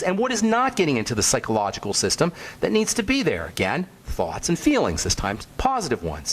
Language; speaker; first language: English; native; English